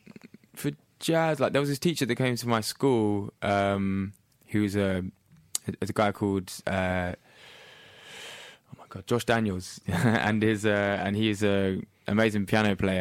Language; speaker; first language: English; native; English